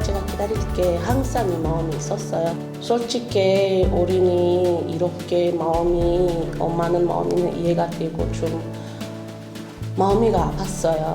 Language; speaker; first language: Korean; non-native, learner; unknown